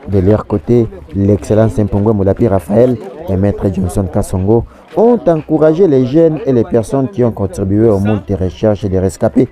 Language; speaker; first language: French; non-native, local second language; Swahili